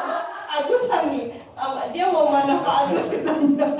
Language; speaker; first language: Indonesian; non-native, fluent; Japanese